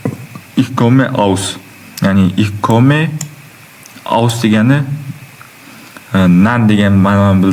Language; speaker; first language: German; non-native, learner; Uzbek